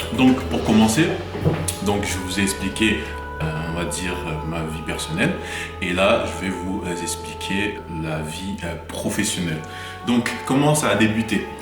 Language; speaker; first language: French; early bilingual, other home language; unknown